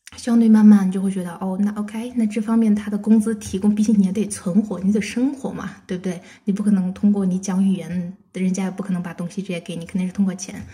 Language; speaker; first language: Chinese; non-native, local second language; Kazakh